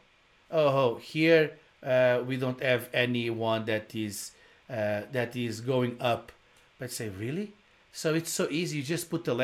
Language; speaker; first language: English; non-native, fluent; Portuguese